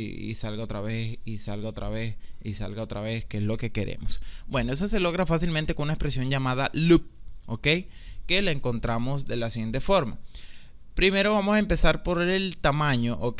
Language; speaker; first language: Spanish; native; Spanish